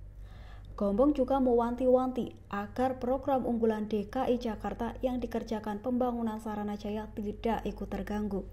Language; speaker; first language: Indonesian; native; Indonesian